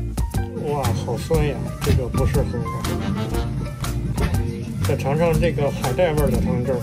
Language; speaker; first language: Chinese; native; Chinese